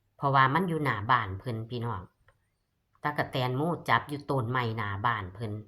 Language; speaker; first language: Thai; non-native, local second language; Northeastern Thai